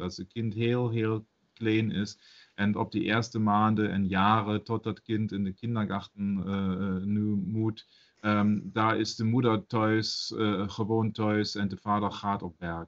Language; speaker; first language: Dutch; non-native, learner; German